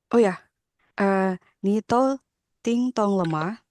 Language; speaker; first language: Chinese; non-native, learner; Indonesian